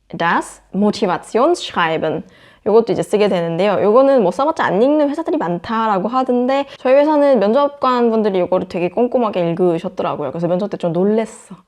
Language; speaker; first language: Korean; native; Korean